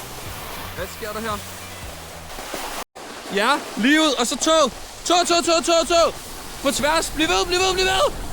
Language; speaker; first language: Danish; native; Danish